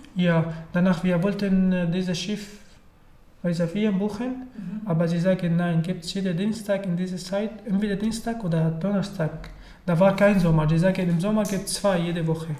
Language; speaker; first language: German; non-native, fluent; Arabic